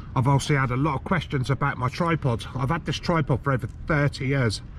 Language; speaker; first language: English; native; English